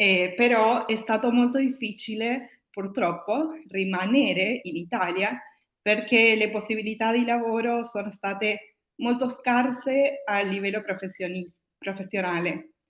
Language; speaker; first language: Italian; non-native, fluent; Spanish